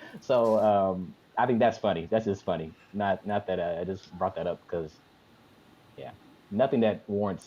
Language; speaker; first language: English; native; English